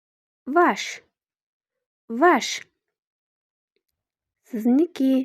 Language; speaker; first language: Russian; non-native, fluent; Uzbek